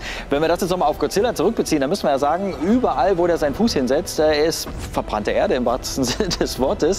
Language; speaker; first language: German; native; German